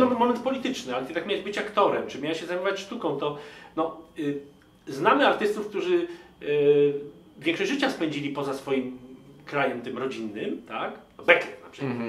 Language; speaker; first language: Polish; native; Polish